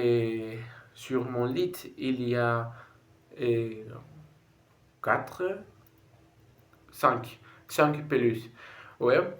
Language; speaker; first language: French; non-native, learner; Spanish